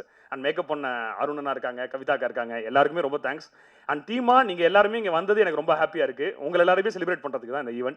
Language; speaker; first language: Tamil; native; Tamil